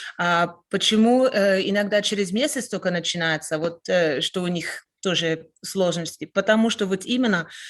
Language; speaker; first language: Russian; non-native, fluent; French